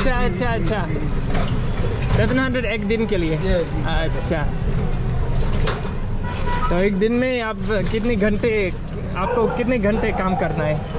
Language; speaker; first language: Hindi; non-native, learner; English